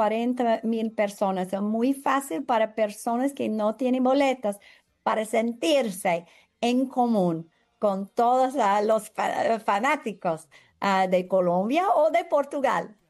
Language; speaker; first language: Spanish; non-native, learner; English